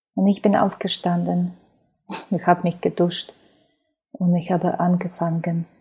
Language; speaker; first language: German; non-native, fluent; Ukrainian